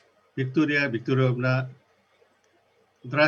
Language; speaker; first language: Russian; non-native, learner; Nepali